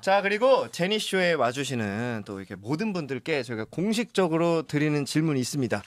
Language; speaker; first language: Korean; native; Korean